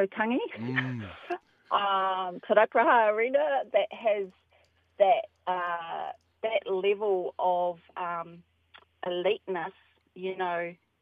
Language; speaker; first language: English; native; English